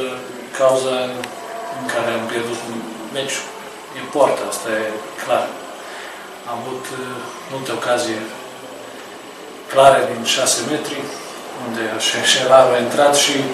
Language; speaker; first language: Romanian; non-native, fluent; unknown